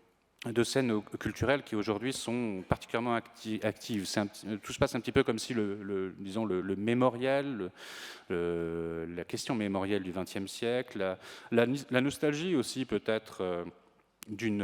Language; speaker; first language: French; native; French